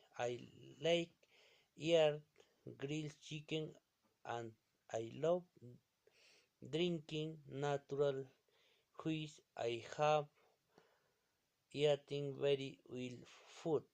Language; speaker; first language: English; non-native, learner; Spanish